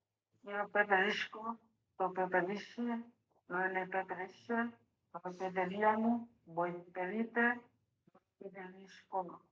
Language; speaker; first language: Italian; non-native, learner; Bangla